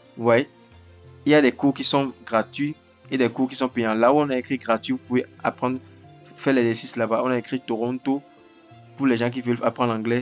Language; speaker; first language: French; non-native, local second language; Ewe